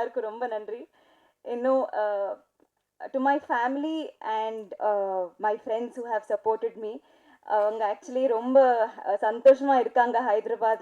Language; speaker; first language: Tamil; non-native, learner; Telugu